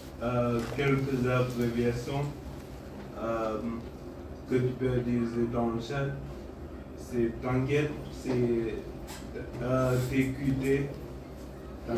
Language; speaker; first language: French; non-native, fluent; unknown